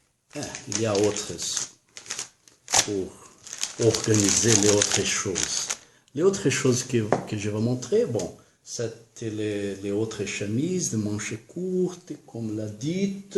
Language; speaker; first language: French; non-native, learner; Portuguese